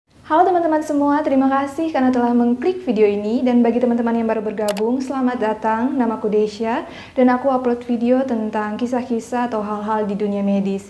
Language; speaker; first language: Indonesian; native; Indonesian